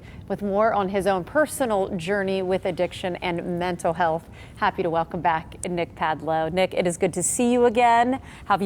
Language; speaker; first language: English; native; English